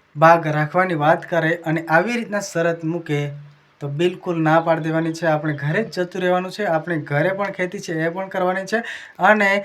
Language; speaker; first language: Gujarati; non-native, local second language; Bhili